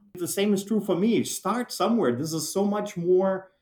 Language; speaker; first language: English; non-native, fluent; German